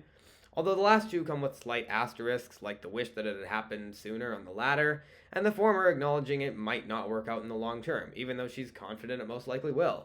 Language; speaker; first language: English; native; English